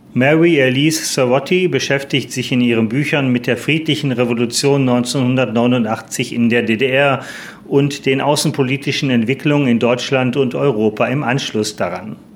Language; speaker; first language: German; native; German